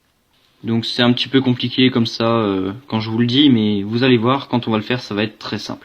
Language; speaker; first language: French; native; French